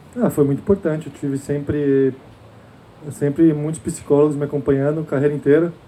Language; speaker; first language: Portuguese; native; Portuguese